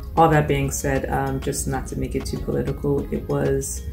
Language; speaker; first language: English; native; English